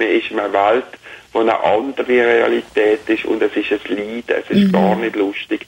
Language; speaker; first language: German; native; German